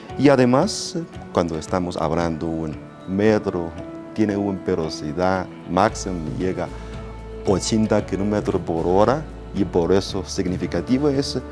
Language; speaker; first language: Spanish; non-native, learner; Chinese